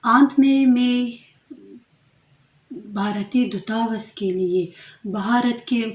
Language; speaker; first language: Hindi; non-native, fluent; Tajik